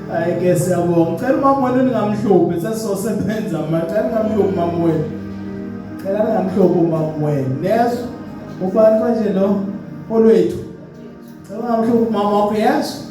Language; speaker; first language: Zulu; early bilingual, other home language; Swati